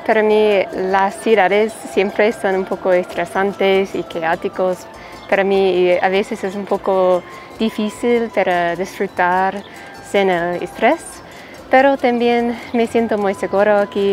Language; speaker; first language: Spanish; non-native, learner; English